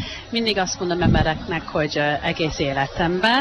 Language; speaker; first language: Hungarian; early bilingual, heritage; Hungarian